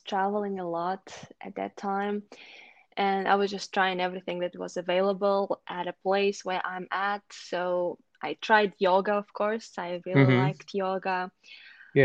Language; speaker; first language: English; non-native, fluent; Russian